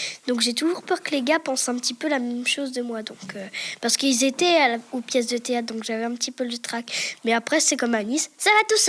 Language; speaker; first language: French; native; French